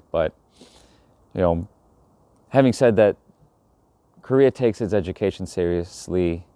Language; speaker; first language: English; native; English